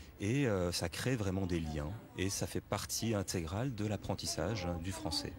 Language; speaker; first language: French; native; French